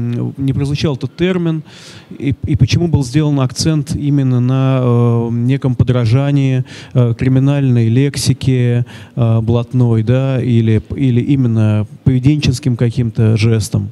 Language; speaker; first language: Russian; native; Russian